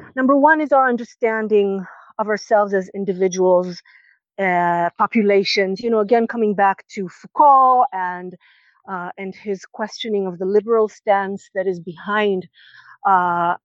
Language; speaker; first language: English; non-native, fluent; Hebrew